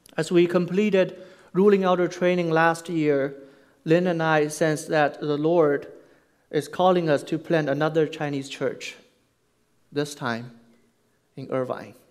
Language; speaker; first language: English; non-native, fluent; Chinese